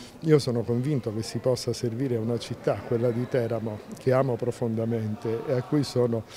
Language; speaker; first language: Italian; native; Italian